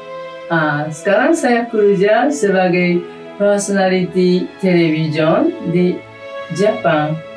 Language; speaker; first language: Indonesian; non-native, fluent; Japanese